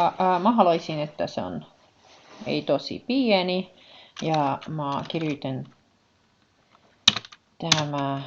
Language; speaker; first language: Finnish; non-native, learner; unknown